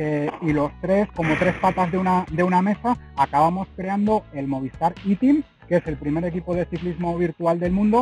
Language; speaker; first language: Spanish; native; Spanish